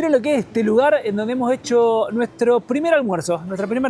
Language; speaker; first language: Spanish; native; Spanish